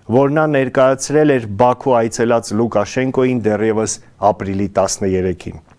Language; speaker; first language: Armenian; native; Armenian